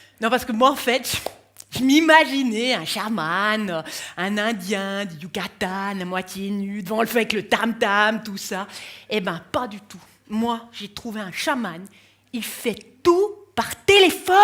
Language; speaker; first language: French; native; French